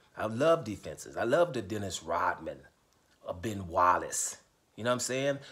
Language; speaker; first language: English; native; English